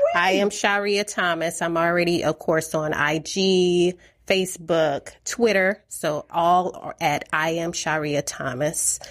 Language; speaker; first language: English; native; English